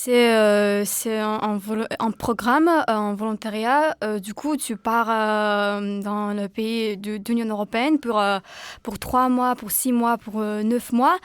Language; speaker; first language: French; non-native, fluent; Georgian